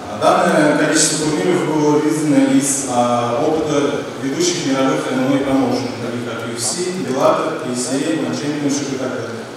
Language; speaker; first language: Russian; non-native, local second language; Uzbek